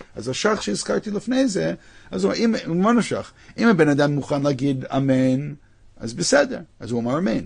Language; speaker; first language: Hebrew; non-native, fluent; English